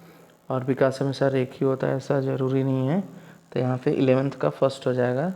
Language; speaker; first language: Hindi; native; Hindi